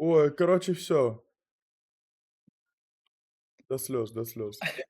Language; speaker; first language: Russian; native; Russian